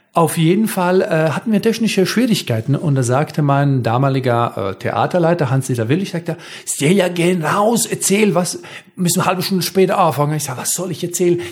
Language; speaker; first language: German; non-native, fluent; Croatian